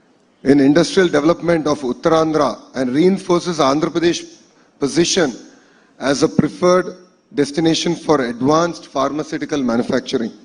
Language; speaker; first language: English; non-native, local second language; Telugu